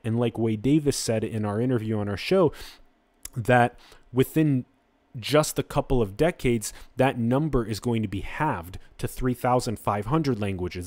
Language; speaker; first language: English; native; English